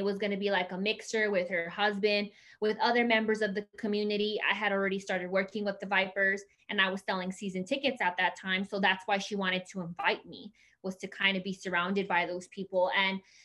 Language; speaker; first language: English; native; English